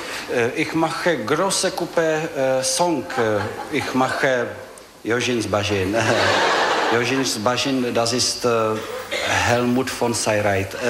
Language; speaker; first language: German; non-native, learner; Czech